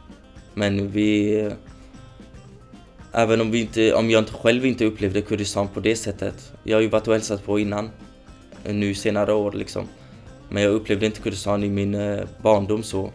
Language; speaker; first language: Swedish; early bilingual, other home language; Kurdish